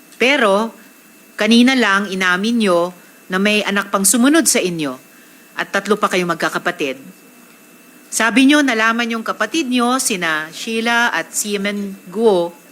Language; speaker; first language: Filipino; native; Filipino